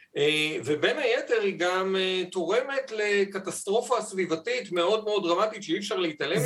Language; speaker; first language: Hebrew; native; Hebrew